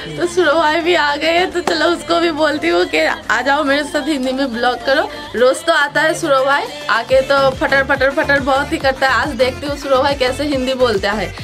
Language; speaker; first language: Hindi; non-native, local second language; Bangla